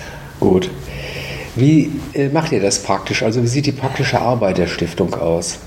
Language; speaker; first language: German; native; German